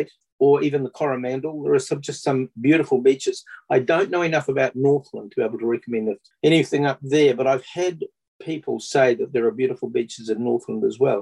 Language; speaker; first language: English; native; English